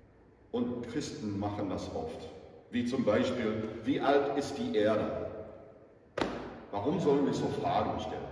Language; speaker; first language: German; non-native, fluent; English